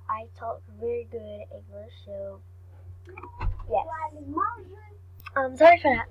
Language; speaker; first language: English; non-native, learner; French